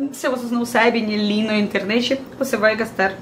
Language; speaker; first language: Portuguese; non-native, fluent; Russian